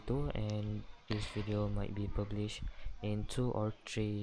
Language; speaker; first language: English; non-native, learner; Malay